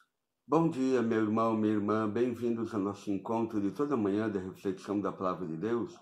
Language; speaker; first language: Portuguese; native; Portuguese